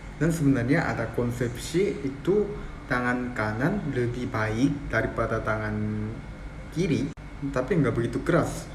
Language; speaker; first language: Indonesian; early bilingual, other home language; Korean